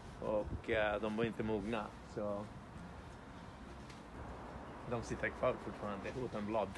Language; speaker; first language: Swedish; non-native, fluent; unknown